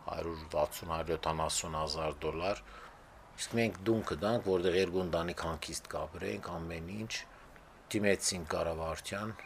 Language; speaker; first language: Armenian; early bilingual, heritage; Armenian